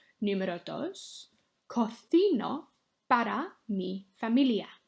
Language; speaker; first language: Spanish; non-native, fluent; English